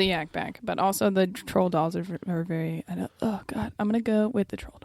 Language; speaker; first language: English; native; English